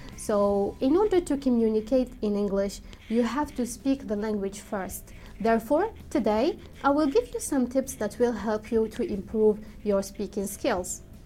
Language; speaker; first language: English; non-native, fluent; Arabic